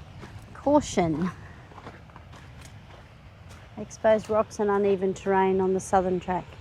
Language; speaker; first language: English; native; English